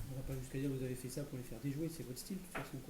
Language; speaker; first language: French; native; French